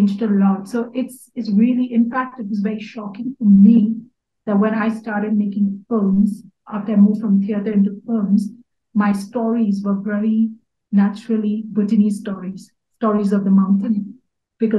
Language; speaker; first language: English; non-native, local second language; Kachhi